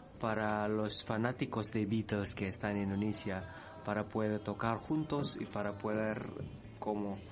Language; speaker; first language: Spanish; non-native, learner; Indonesian